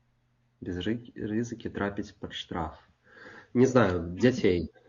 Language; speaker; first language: Belarusian; non-native, local second language; Russian